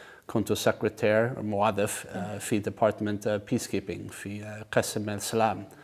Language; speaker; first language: Arabic; non-native, learner; English